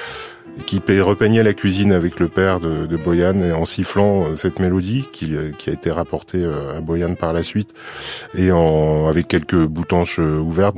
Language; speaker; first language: French; native; French